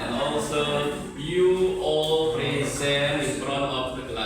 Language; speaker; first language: English; non-native, learner; Indonesian